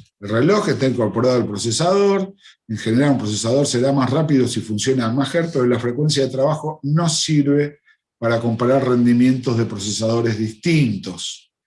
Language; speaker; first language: Spanish; native; Spanish